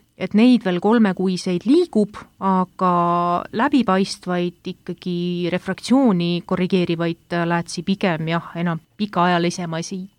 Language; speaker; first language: Estonian; native; Estonian